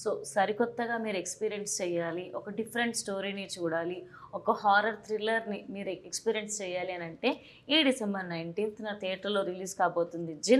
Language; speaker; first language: Telugu; native; Telugu